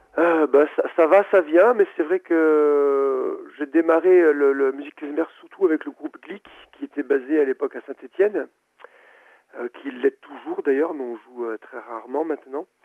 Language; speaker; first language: French; native; French